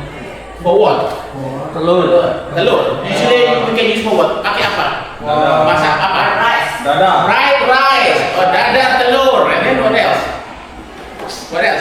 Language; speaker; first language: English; non-native, fluent; Indonesian